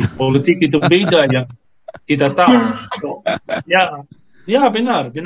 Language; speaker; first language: Indonesian; non-native, fluent; Arabic